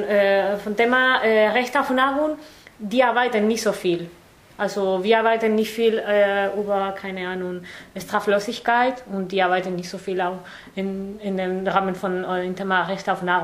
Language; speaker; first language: German; non-native, fluent; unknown